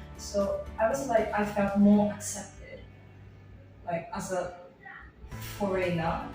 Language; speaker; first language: English; non-native, fluent; Portuguese